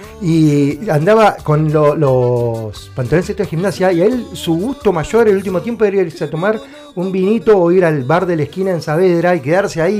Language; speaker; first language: Spanish; native; Spanish